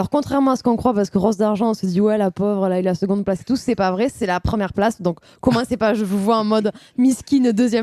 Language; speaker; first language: French; native; French